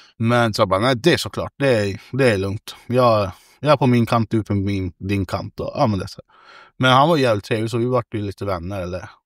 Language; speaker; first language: Swedish; native; Swedish